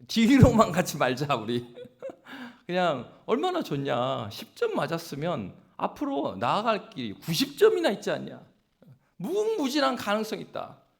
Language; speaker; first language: Korean; native; Korean